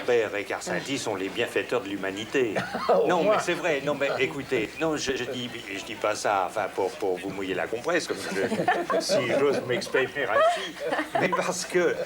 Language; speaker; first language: French; native; French